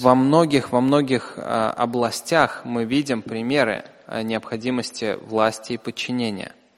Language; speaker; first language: Russian; native; Russian